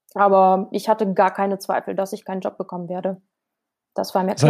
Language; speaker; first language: German; non-native, fluent; Russian